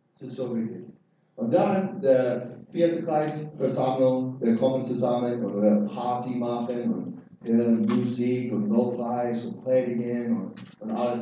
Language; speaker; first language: German; non-native, learner; English